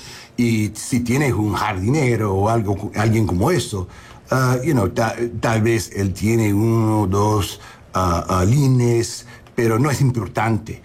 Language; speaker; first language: Spanish; non-native, learner; English